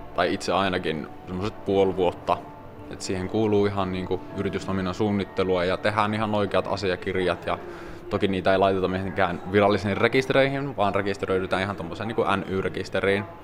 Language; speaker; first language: Finnish; native; Finnish